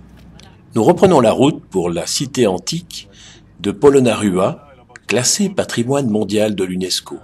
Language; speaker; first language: French; native; French